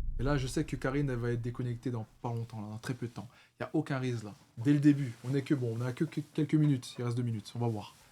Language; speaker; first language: French; native; French